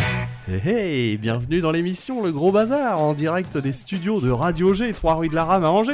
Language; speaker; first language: French; native; French